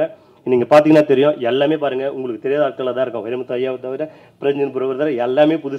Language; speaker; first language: Tamil; native; Tamil